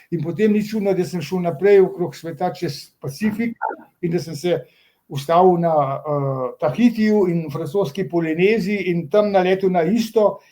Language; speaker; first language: Slovenian; native; Slovenian